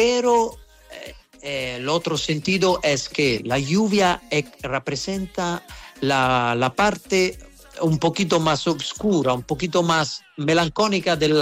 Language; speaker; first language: Spanish; non-native, learner; Italian